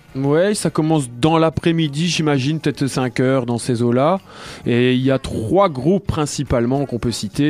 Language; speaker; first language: French; native; French